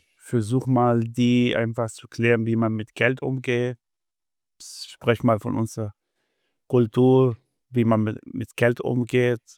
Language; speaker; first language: German; non-native, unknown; Arabic